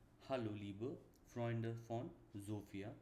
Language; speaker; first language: German; non-native, fluent; Hindi